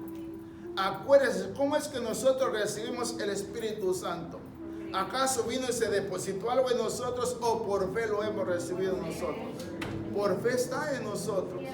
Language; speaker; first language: Spanish; native; Spanish